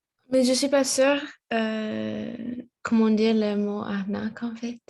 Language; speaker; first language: French; non-native, learner; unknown